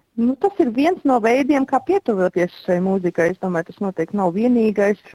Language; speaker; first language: Latvian; native; Latvian